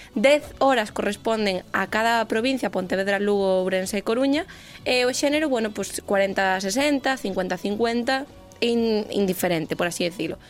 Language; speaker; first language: Galician; native; Galician